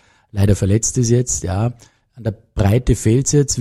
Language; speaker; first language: German; native; German